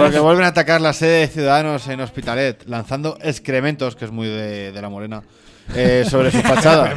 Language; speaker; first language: Spanish; native; Spanish